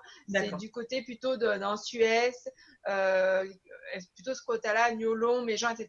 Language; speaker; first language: French; native; French